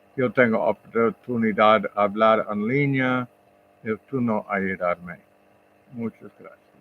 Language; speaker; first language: Spanish; non-native, learner; English